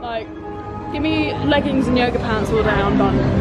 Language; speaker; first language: English; native; English